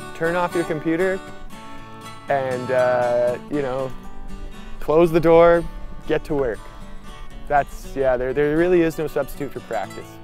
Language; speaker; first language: English; native; English